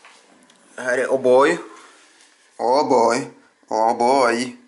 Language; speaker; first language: Swedish; non-native, learner; Russian